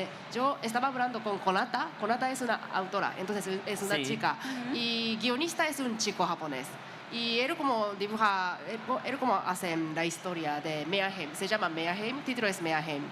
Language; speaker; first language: Spanish; non-native, learner; Japanese